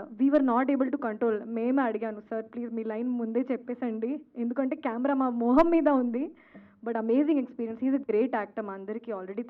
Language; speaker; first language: Telugu; non-native, local second language; Hindi